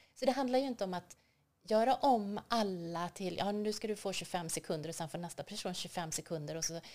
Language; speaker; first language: Swedish; native; Swedish